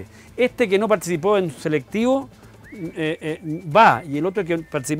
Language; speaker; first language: Spanish; native; Spanish